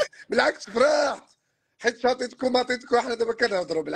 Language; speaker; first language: Arabic; native; Arabic